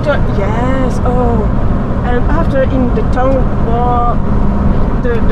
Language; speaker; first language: English; non-native, learner; French